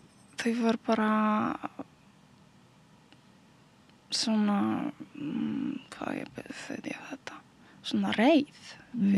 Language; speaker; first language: Icelandic; non-native, learner; Polish